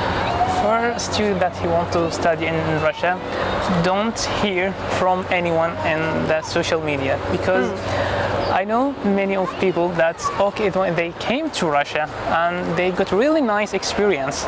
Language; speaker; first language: English; non-native, fluent; Arabic